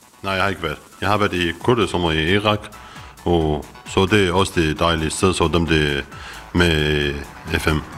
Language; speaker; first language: Danish; non-native, learner; Kurdish